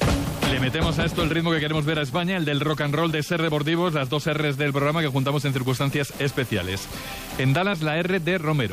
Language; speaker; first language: Spanish; native; Spanish